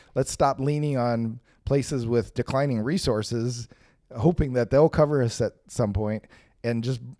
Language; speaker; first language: English; native; English